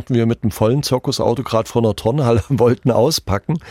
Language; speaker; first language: German; native; German